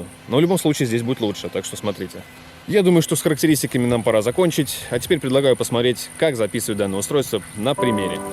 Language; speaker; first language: Russian; native; Russian